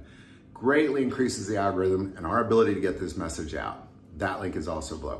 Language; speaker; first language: English; native; English